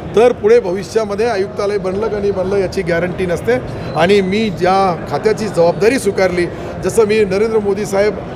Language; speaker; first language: Marathi; non-native, local second language; Urdu